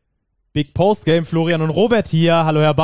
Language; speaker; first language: German; native; German